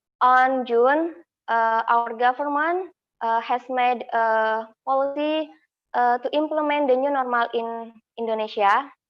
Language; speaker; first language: English; non-native, fluent; Indonesian